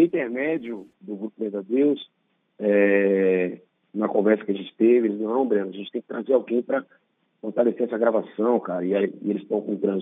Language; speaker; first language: Portuguese; native; Portuguese